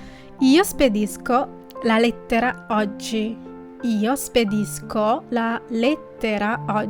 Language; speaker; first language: Italian; non-native, fluent; Sinhala